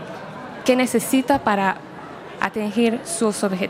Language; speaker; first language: Spanish; non-native, fluent; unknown